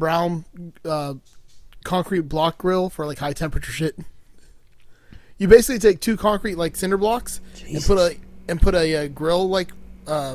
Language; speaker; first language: English; native; English